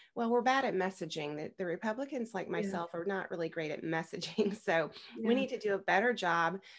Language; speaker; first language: English; native; English